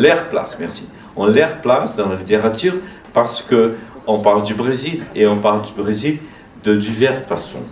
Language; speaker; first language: French; non-native, fluent; Portuguese